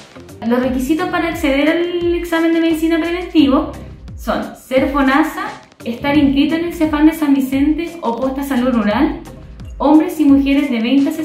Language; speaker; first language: Spanish; native; Spanish